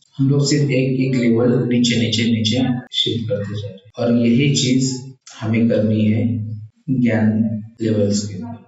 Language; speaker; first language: Hindi; non-native, local second language; Marathi